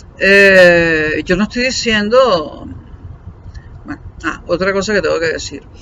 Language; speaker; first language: Spanish; native; Spanish